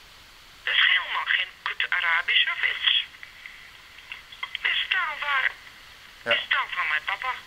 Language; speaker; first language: Dutch; non-native, learner; Serbian